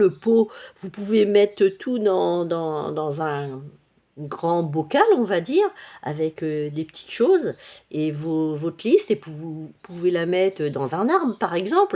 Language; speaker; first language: French; native; French